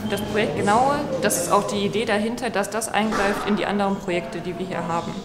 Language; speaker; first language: German; native; German